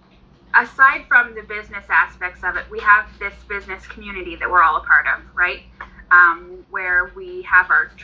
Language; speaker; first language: English; native; English